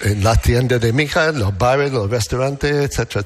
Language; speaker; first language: Spanish; non-native, learner; English